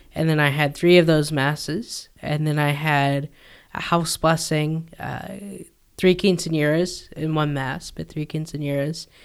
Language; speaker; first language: English; native; English